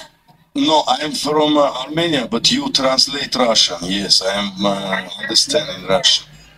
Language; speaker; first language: English; non-native, learner; Armenian